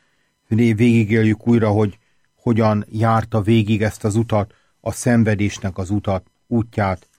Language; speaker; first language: Hungarian; native; Hungarian